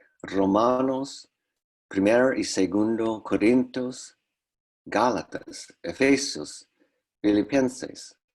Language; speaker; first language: Spanish; non-native, fluent; English